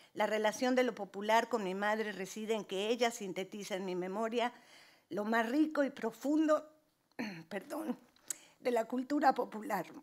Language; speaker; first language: Spanish; native; Spanish